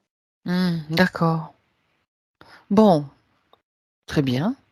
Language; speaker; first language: French; native; French